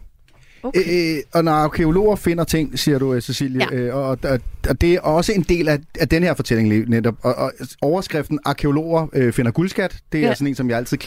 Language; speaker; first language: Danish; native; Danish